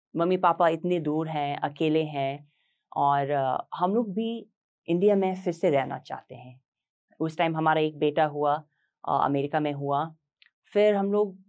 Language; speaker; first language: Hindi; non-native, fluent; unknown